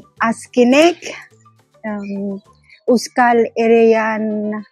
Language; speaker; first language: Basque; non-native, learner; Cebuano